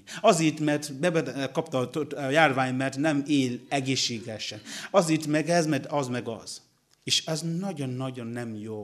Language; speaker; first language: Hungarian; non-native, learner; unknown